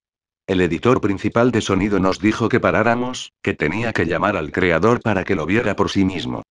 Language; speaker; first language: Spanish; native; Spanish